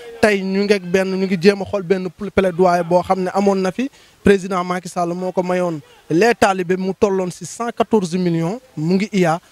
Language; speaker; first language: Wolof; native; Wolof